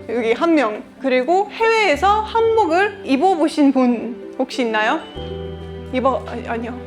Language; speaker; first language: Korean; non-native, fluent; Estonian